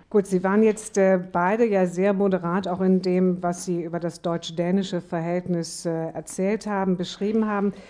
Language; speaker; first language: German; native; German